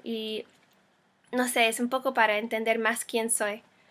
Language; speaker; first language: Spanish; non-native, fluent; English